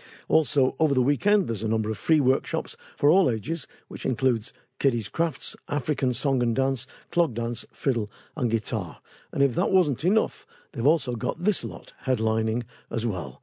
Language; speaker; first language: English; native; English